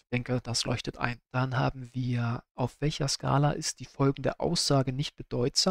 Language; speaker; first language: German; native; German